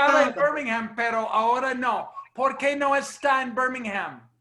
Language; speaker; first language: Spanish; non-native, fluent; English